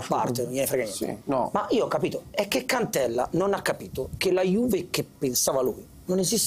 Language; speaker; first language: Italian; native; Italian